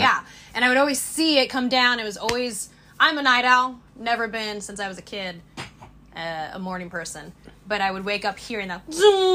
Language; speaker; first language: English; native; English